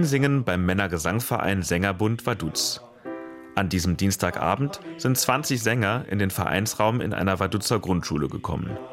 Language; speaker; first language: German; native; German